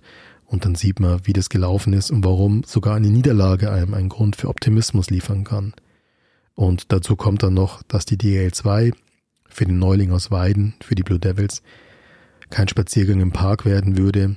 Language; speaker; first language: German; native; German